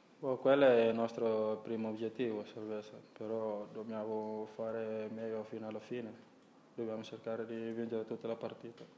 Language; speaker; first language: Italian; non-native, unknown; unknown